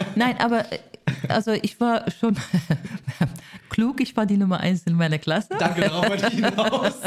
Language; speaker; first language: German; non-native, fluent; Persian